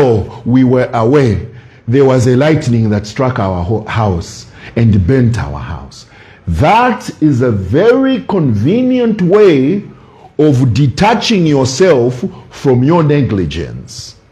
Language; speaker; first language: English; non-native, local second language; Bemba